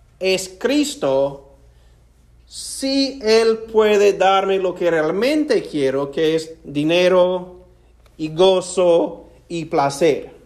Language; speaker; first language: Spanish; non-native, fluent; English